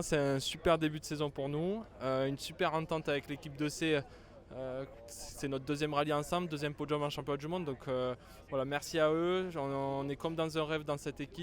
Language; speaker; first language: French; native; French